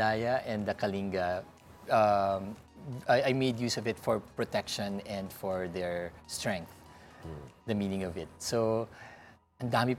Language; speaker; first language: English; non-native, local second language; Filipino